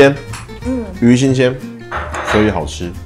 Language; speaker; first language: Chinese; native; Chinese